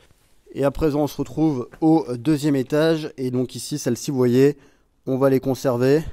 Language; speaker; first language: French; native; French